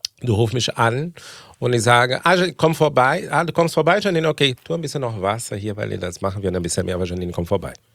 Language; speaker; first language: German; non-native, fluent; Portuguese